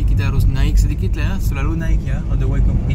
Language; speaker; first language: Indonesian; non-native, fluent; French